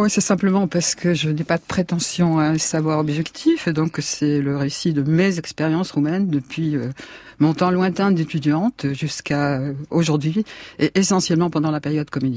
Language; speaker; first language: French; native; French